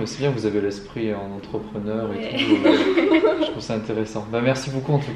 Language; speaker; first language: French; native; French